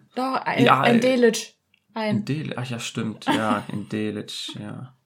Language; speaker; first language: German; non-native, fluent; Icelandic